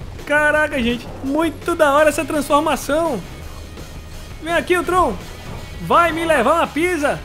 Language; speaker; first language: Portuguese; native; Portuguese